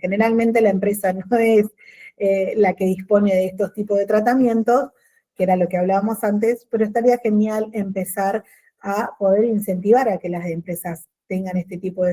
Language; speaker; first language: Spanish; native; Spanish